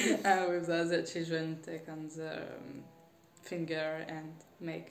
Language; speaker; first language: English; non-native, learner; French